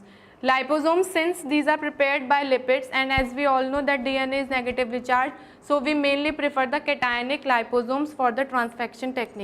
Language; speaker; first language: English; non-native, local second language; Hindi